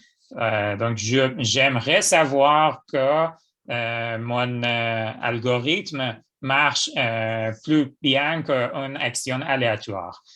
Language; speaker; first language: French; non-native, fluent; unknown